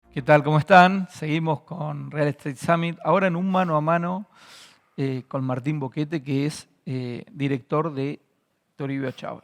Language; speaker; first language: Spanish; native; Spanish